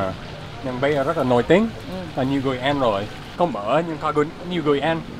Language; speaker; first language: Vietnamese; non-native, learner; English